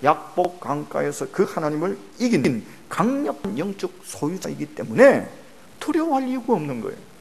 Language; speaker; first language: Korean; native; Korean